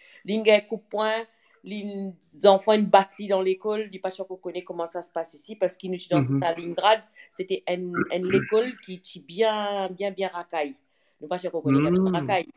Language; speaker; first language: French; non-native, local second language; Morisyen